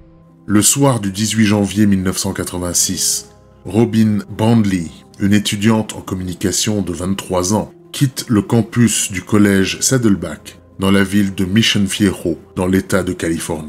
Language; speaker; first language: French; native; French